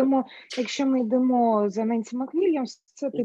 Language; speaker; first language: Ukrainian; non-native, local second language; Russian